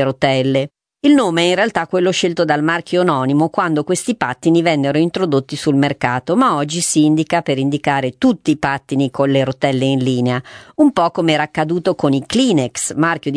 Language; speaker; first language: Italian; native; Italian